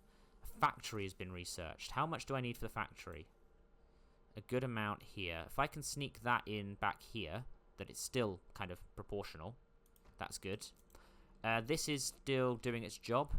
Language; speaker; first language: English; native; English